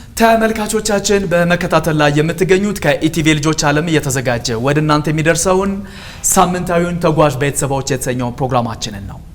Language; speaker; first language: Amharic; native; Amharic